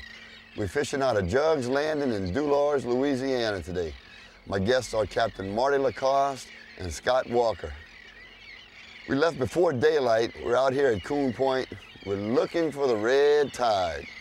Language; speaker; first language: English; native; English